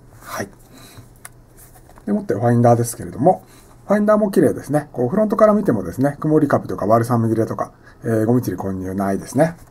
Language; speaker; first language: Japanese; native; Japanese